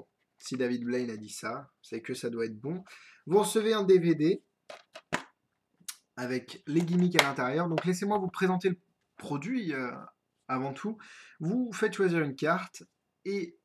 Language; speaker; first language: French; native; French